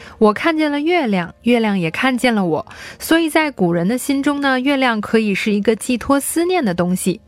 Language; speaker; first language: Chinese; native; Chinese